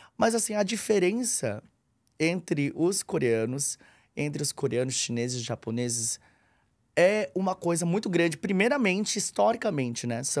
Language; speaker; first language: Portuguese; early bilingual, other home language; Korean